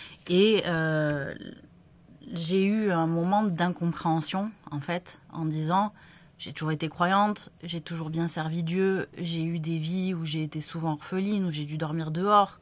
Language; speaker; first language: French; native; French